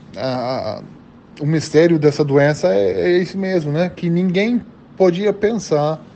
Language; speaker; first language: Portuguese; non-native, fluent; German